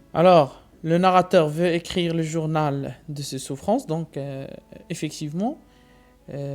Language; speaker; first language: French; non-native, local second language; Arabic